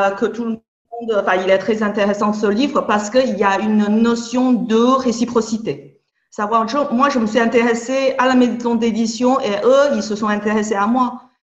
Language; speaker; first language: French; non-native, fluent; Chinese